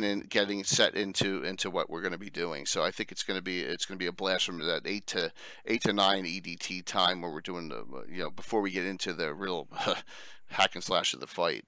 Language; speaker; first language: English; native; English